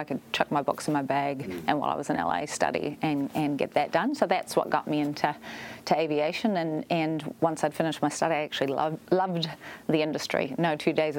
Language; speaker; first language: English; native; English